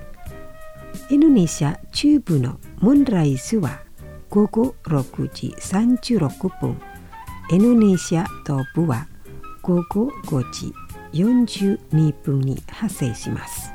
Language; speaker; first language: Japanese; non-native, fluent; Indonesian